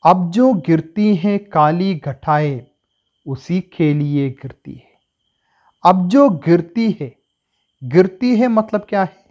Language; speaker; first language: Hindi; non-native, local second language; Malayalam